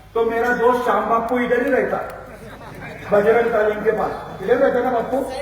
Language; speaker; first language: Hindi; non-native, local second language; Marathi